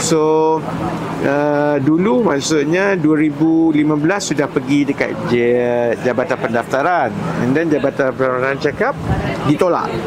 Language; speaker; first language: Malay; native; Malay